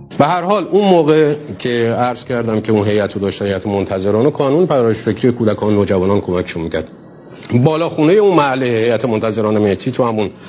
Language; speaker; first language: Persian; native; Persian